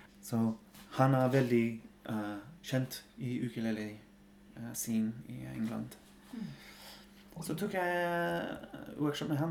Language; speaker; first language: Norwegian; non-native, fluent; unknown